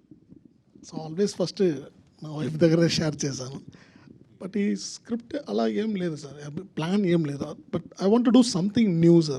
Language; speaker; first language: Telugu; non-native, learner; Tamil